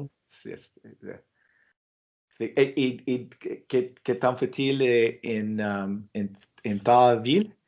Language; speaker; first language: French; non-native, learner; English